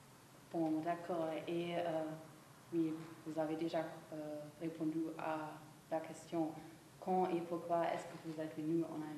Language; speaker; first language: French; non-native, fluent; German